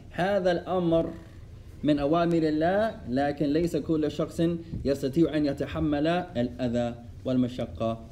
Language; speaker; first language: Arabic; non-native, fluent; English